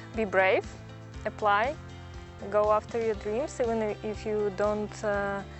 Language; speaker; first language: English; non-native, fluent; Persian